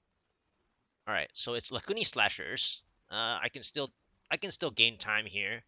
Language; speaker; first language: English; native; English